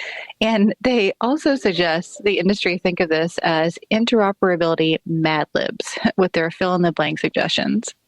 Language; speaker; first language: English; native; English